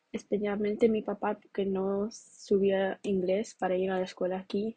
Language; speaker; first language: Spanish; early bilingual, heritage; Spanish